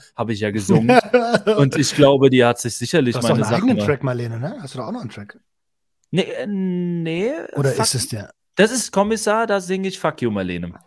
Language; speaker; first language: German; native; German